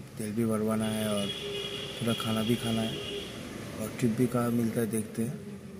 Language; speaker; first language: Hindi; non-native, local second language; Bangla